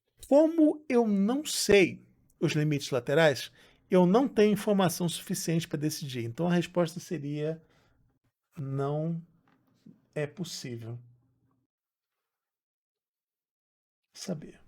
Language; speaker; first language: Portuguese; native; Portuguese